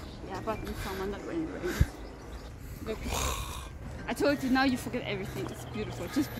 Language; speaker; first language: English; non-native, fluent; German